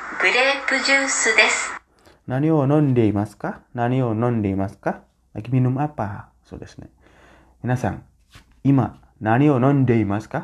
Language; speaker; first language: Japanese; non-native, fluent; Indonesian